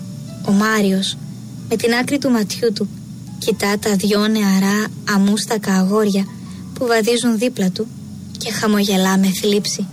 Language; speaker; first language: Greek; native; Greek